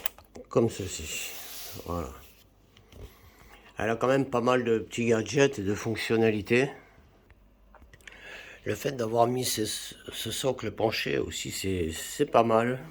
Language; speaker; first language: French; native; French